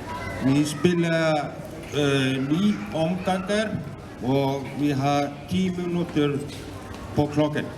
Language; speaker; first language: Danish; non-native, learner; Icelandic